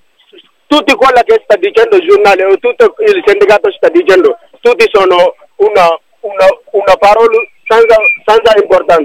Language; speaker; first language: Italian; non-native, learner; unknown